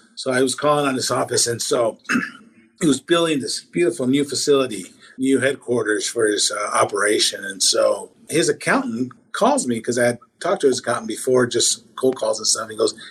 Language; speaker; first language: English; native; English